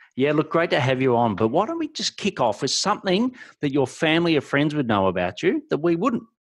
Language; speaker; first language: English; native; English